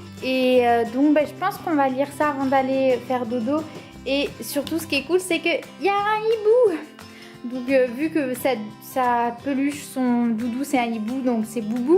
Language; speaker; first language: French; native; French